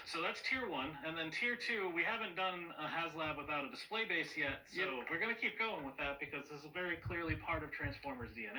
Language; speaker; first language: English; native; English